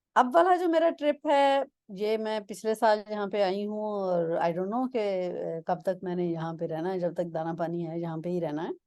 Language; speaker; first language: Urdu; non-native, local second language; Punjabi